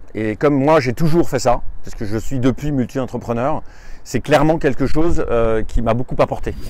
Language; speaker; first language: French; native; French